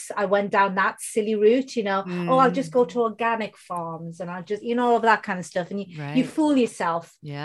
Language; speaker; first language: English; non-native, local second language; Bangla